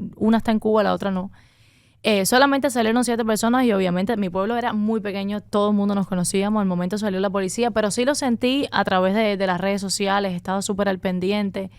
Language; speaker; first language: Spanish; native; Spanish